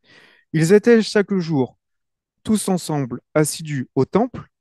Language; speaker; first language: French; native; French